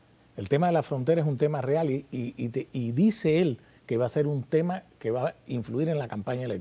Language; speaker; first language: Spanish; native; Spanish